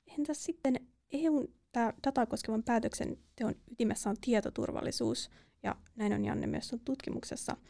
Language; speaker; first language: Finnish; native; Finnish